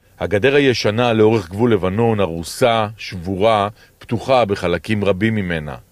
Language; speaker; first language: Hebrew; native; Hebrew